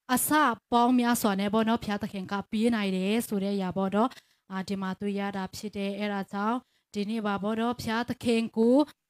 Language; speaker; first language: Burmese; non-native, local second language; Tedim Chin